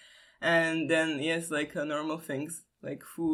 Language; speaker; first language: English; non-native, fluent; Slovak